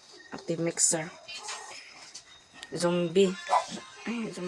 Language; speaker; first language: English; non-native, local second language; Cebuano